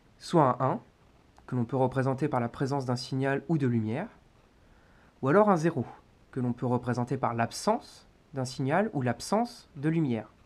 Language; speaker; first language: French; native; French